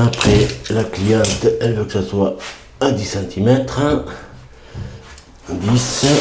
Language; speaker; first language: French; native; French